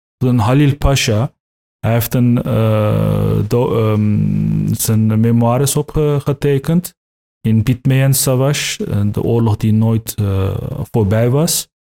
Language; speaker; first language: Dutch; early bilingual, other home language; Turkish